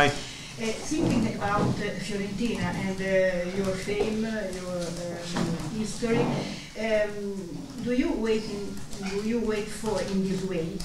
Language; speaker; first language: English; non-native, learner; Italian